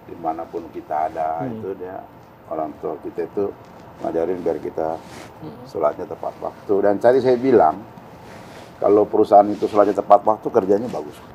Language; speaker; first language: Indonesian; native; Indonesian